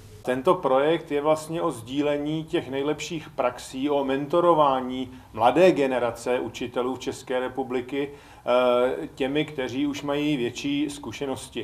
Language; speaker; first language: Czech; native; Czech